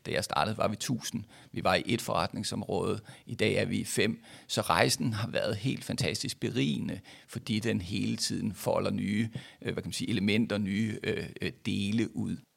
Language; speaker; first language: Danish; native; Danish